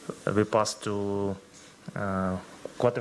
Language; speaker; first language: English; non-native, learner; Ukrainian